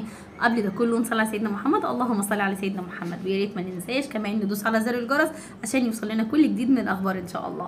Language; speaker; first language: Arabic; native; Arabic